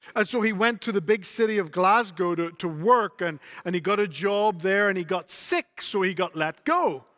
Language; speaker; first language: English; native; English